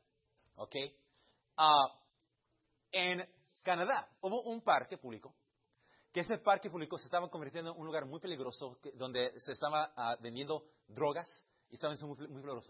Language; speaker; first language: Spanish; early bilingual, heritage; Spanish